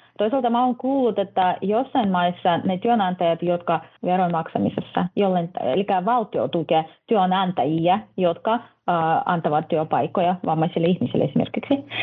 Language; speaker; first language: Finnish; non-native, fluent; Russian